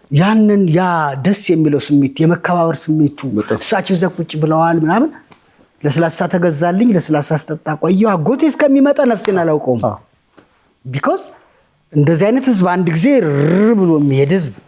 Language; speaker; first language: Amharic; native; Amharic